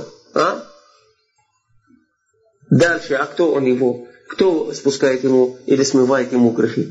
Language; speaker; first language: Russian; non-native, fluent; Arabic